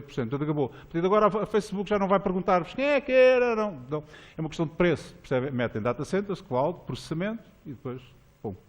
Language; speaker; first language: Portuguese; native; Portuguese